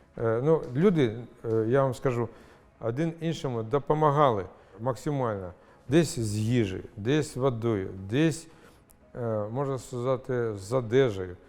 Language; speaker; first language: Ukrainian; non-native, local second language; Russian